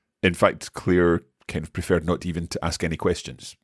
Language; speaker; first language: English; native; English